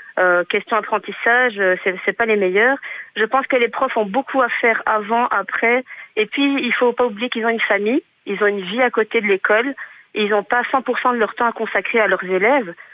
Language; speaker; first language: French; native; French